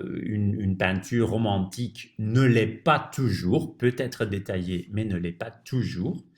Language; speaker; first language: French; non-native, fluent; Dutch